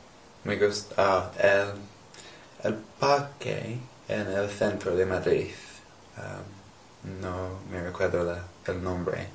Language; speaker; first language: Spanish; non-native, learner; English